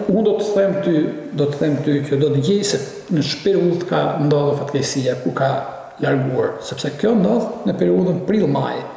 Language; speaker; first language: Albanian; native; Albanian